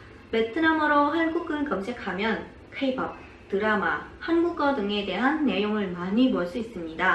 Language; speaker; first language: Korean; non-native, fluent; Vietnamese